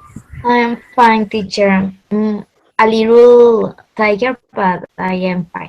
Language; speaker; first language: English; non-native, learner; Spanish